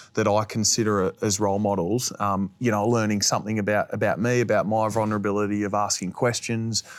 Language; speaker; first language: English; native; English